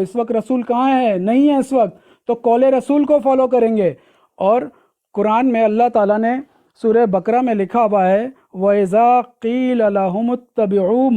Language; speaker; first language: Urdu; native; Urdu